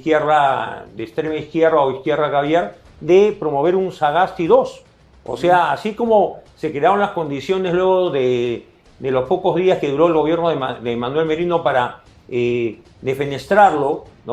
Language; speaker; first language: Spanish; native; Spanish